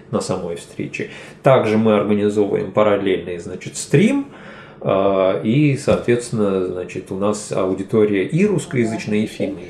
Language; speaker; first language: Russian; non-native, local second language; Tajik